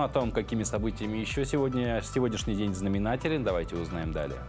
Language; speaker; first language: Russian; native; Russian